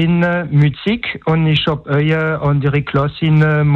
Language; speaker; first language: German; non-native, local second language; French